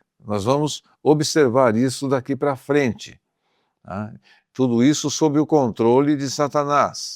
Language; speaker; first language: Portuguese; native; Portuguese